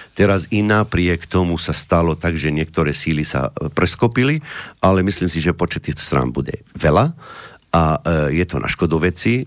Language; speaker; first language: Slovak; non-native, fluent; Arabic